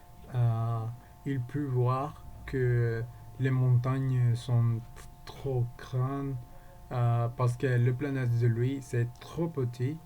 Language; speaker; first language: French; non-native, learner; Spanish